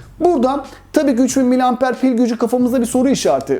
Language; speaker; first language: Turkish; native; Turkish